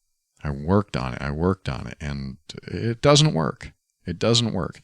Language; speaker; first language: English; native; English